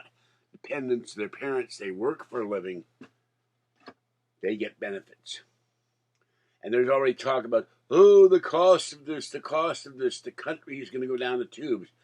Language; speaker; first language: English; native; English